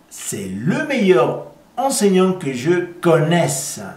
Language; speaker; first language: French; non-native, fluent; Spanish